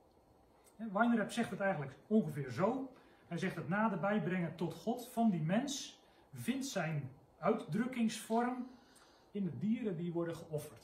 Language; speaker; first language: Dutch; native; Dutch